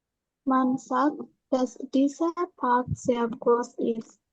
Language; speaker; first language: German; non-native, learner; Indonesian